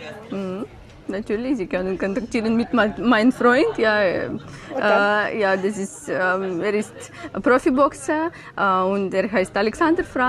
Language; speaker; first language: German; non-native, learner; Ukrainian